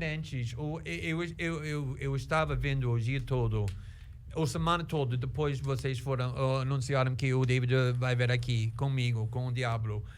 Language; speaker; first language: Portuguese; non-native, fluent; English